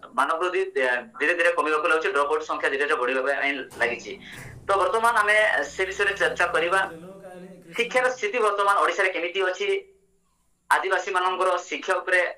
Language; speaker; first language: Odia; non-native, local second language; Santali